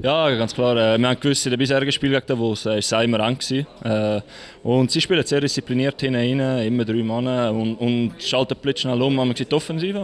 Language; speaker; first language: German; native; German